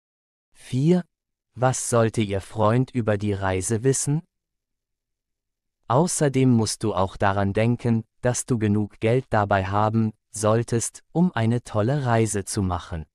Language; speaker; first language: German; non-native, fluent; Arabic